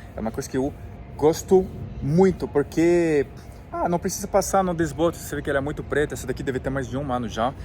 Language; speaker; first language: Portuguese; non-native, fluent; French